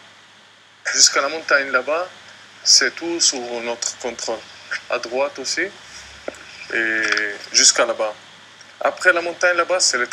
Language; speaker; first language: French; non-native, fluent; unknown